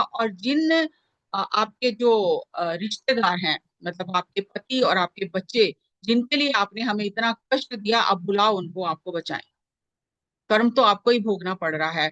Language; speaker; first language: Hindi; native; Hindi